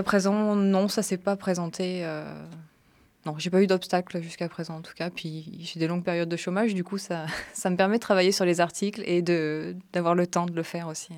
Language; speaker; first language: French; native; French